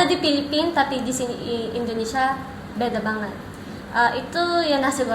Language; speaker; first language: Indonesian; non-native, learner; Filipino